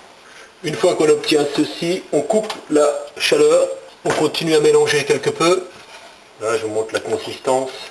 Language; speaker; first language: French; native; French